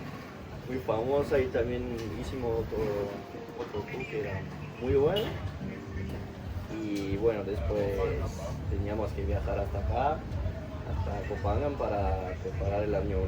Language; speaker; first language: Spanish; non-native, fluent; French